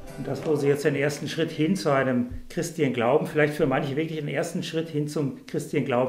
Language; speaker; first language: German; native; German